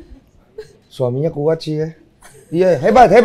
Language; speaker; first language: Indonesian; native; Indonesian